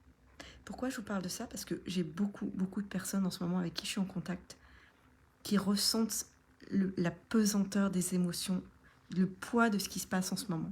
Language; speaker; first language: French; native; French